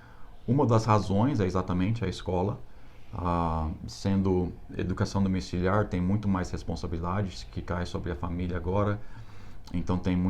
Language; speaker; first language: Portuguese; non-native, fluent; English